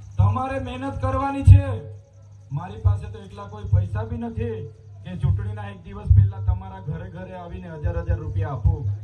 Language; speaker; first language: Gujarati; non-native, local second language; Vasavi